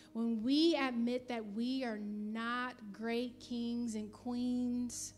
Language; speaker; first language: English; native; English